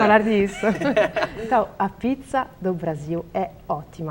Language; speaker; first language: Portuguese; non-native, learner; Italian